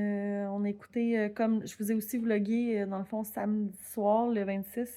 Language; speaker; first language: French; native; French